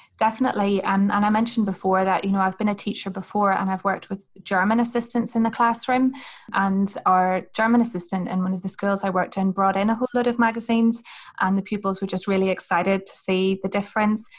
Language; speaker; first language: English; native; English